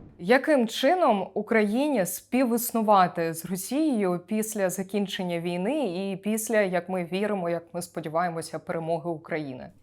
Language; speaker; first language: Ukrainian; native; Ukrainian